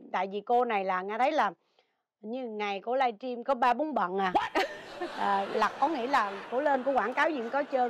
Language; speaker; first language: Vietnamese; native; Vietnamese